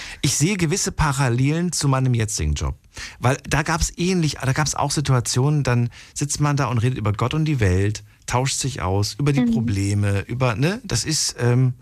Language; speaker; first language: German; native; German